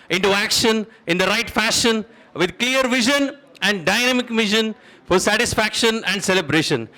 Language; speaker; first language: English; non-native, local second language; Kannada